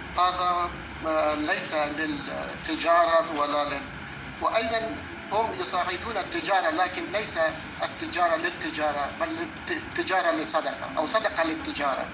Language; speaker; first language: Arabic; non-native, fluent; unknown